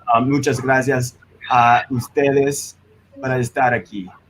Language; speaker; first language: Spanish; non-native, learner; English